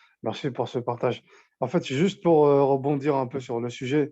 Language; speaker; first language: French; non-native, local second language; Arabic